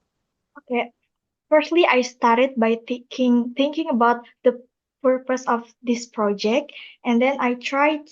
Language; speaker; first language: English; non-native, learner; Indonesian